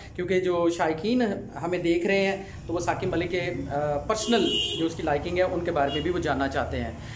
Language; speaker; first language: Urdu; non-native, local second language; Punjabi